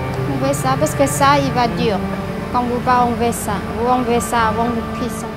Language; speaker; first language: French; non-native, learner; Vietnamese